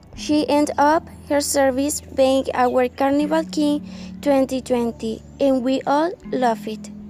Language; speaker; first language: English; non-native, fluent; Spanish